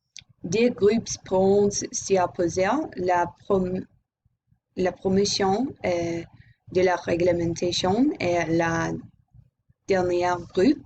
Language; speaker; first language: French; non-native, learner; English